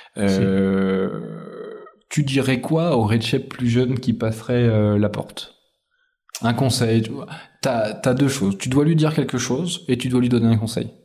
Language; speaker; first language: French; native; French